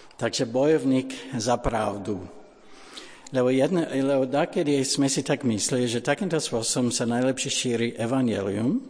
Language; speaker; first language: Slovak; non-native, fluent; English